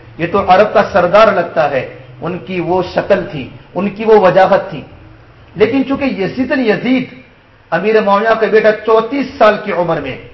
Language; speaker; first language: Urdu; non-native, local second language; Gujarati